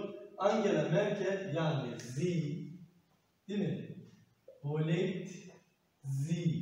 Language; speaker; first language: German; non-native, learner; Turkish